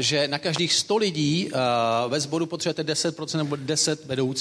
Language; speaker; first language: Czech; native; Czech